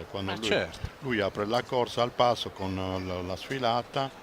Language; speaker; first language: Italian; native; Italian